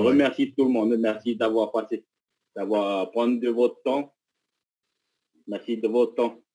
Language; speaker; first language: French; non-native, local second language; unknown